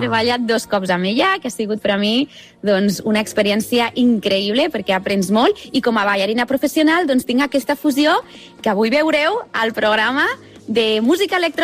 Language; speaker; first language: Catalan; native; Catalan